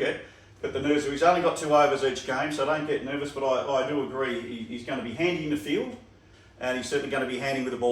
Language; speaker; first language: English; native; English